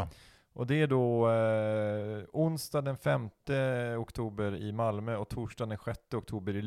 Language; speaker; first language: Swedish; native; Swedish